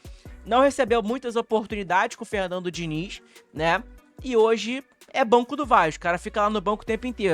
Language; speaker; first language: Portuguese; native; Portuguese